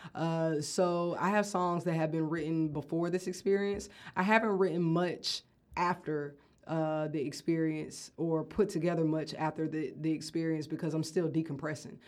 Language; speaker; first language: English; native; English